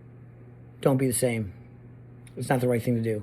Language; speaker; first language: English; native; English